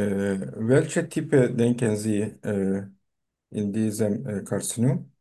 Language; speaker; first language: German; non-native, fluent; Turkish